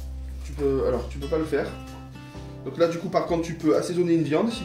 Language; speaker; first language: French; native; French